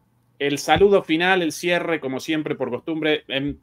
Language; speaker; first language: Spanish; native; Spanish